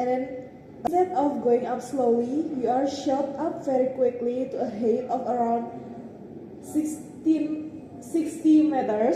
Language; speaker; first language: English; non-native, learner; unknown